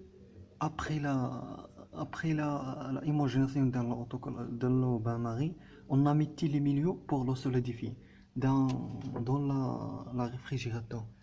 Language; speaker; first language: French; non-native, learner; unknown